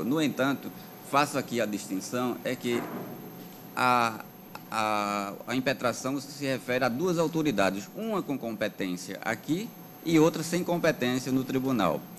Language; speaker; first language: Portuguese; native; Portuguese